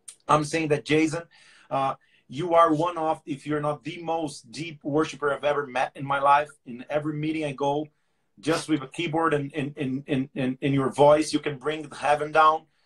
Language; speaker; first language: English; non-native, fluent; Portuguese